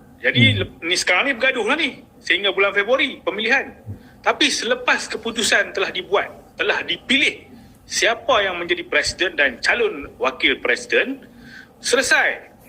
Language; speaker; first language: Malay; native; Malay